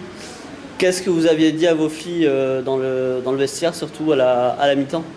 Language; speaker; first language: French; native; French